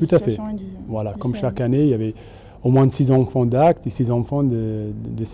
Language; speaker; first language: French; non-native, fluent; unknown